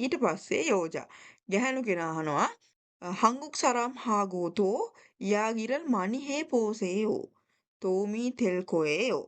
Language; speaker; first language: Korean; non-native, fluent; Sinhala